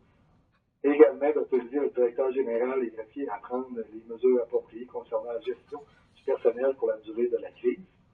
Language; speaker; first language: French; native; French